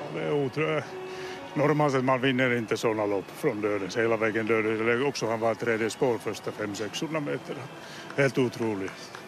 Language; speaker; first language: Swedish; non-native, fluent; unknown